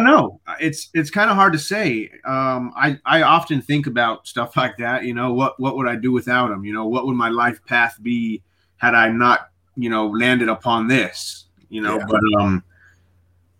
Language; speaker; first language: English; native; English